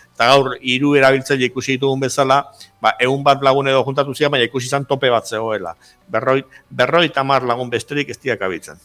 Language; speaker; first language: Basque; native; Basque